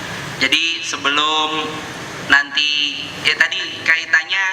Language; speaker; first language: Indonesian; native; Indonesian